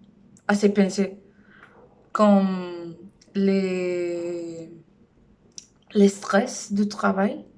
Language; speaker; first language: French; non-native, learner; Spanish